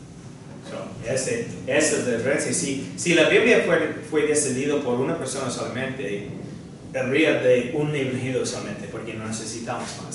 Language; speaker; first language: Spanish; non-native, fluent; English